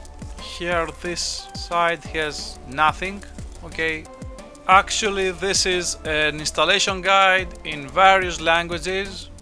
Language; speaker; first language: English; non-native, fluent; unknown